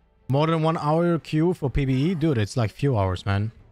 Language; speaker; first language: English; non-native, fluent; Polish